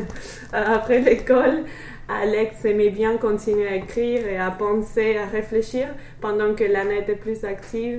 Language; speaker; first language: French; non-native, fluent; English